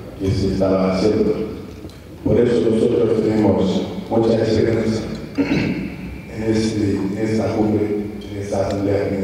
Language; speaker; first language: Spanish; non-native, fluent; French